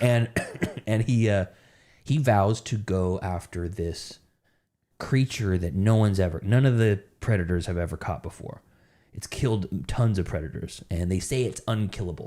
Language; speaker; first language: English; native; English